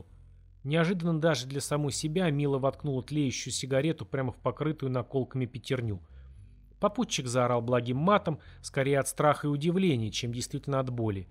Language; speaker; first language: Russian; native; Russian